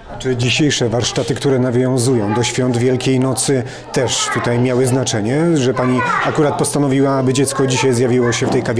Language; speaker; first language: Polish; native; Polish